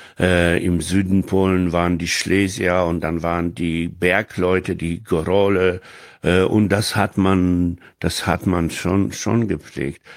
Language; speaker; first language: German; non-native, fluent; Polish